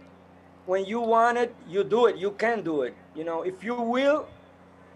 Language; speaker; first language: English; non-native, fluent; Spanish